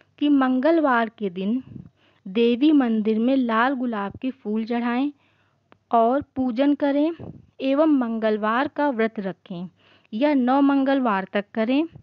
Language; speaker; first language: Hindi; native; Hindi